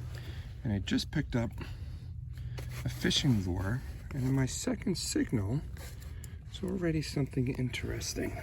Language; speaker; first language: English; native; English